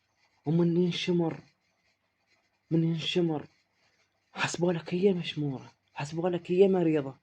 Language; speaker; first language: Arabic; native; Arabic